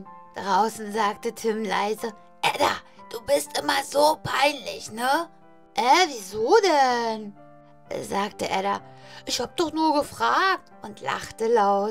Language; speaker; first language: German; native; German